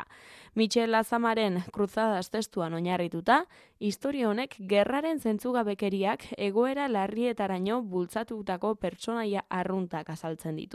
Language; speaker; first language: Basque; native; Basque